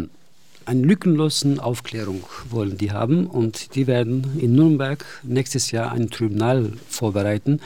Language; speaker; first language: German; non-native, fluent; Turkish